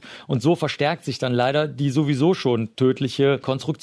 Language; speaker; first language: German; native; German